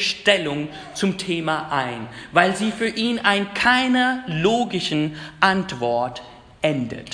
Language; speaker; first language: German; non-native, fluent; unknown